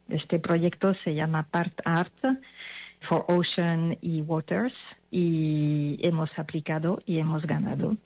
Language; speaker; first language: Spanish; non-native, fluent; French